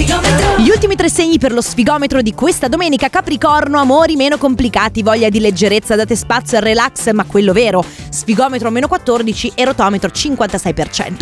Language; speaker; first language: Italian; native; Italian